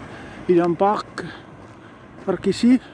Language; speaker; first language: French; non-native, learner; Estonian